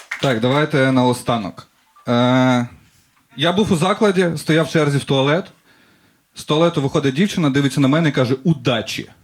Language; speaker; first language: Ukrainian; non-native, local second language; Russian